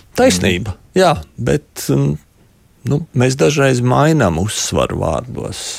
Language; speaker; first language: Latvian; native; Latvian